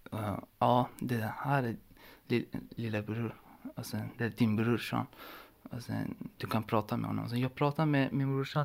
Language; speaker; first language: Swedish; non-native, learner; Persian